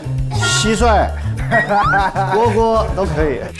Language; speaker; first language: Chinese; native; Chinese